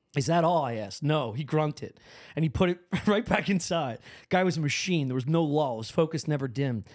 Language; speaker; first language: English; native; English